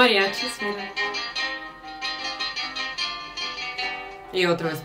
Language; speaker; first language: Spanish; non-native, fluent; Russian